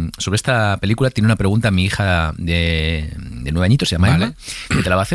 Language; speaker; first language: Spanish; native; Spanish